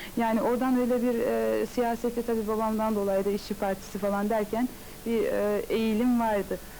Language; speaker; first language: Turkish; early bilingual, heritage; Turkish